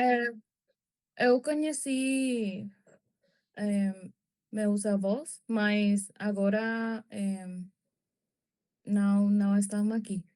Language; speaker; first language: Portuguese; non-native, learner; Spanish